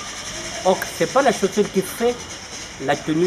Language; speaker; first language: French; non-native, local second language; Lingala